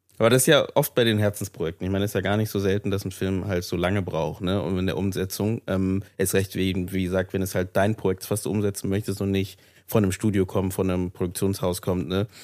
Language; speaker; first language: German; native; German